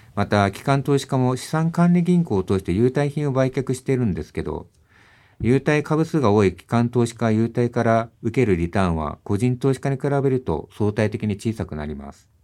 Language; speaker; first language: Japanese; native; Japanese